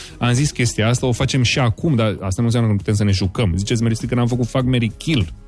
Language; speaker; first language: Romanian; native; Romanian